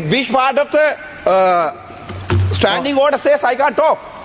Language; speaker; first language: English; non-native, local second language; Tamil